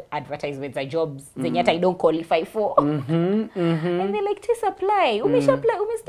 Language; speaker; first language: English; non-native, local second language; Swahili